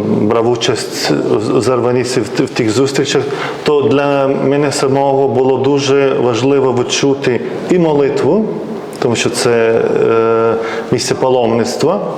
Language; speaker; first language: Ukrainian; non-native, fluent; Lithuanian